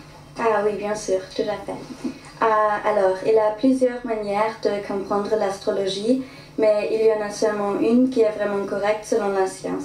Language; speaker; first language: French; non-native, fluent; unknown